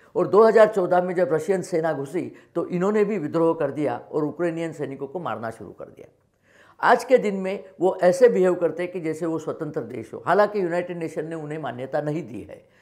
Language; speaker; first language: Hindi; non-native, local second language; Marathi